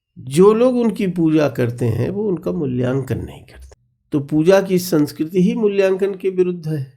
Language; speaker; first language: Hindi; non-native, local second language; Bhojpuri